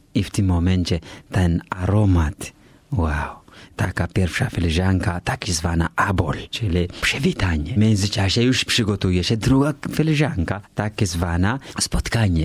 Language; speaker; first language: Polish; non-native, fluent; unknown